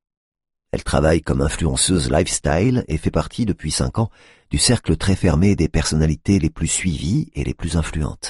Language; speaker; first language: French; native; French